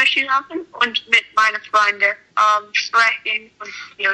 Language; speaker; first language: German; non-native, learner; English